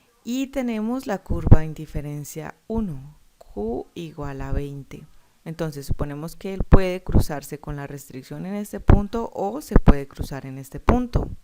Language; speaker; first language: Spanish; native; Spanish